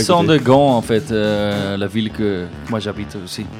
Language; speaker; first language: French; non-native, local second language; Dutch